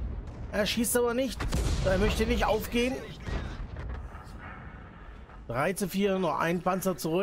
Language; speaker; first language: German; native; German